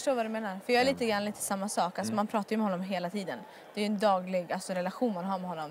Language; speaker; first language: Swedish; native; Swedish